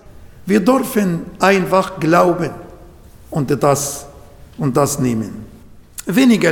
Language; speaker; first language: German; non-native, learner; Arabic